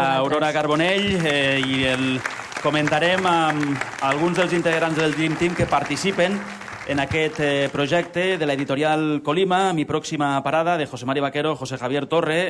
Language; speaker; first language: Catalan; native; Catalan